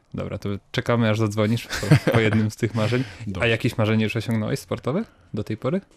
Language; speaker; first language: Polish; native; Polish